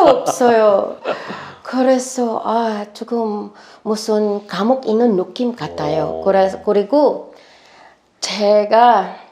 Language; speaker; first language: Korean; non-native, learner; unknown